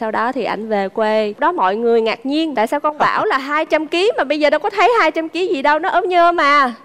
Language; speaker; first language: Vietnamese; native; Vietnamese